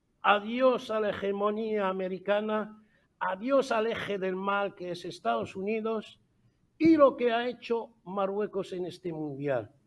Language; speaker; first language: Spanish; non-native, fluent; Arabic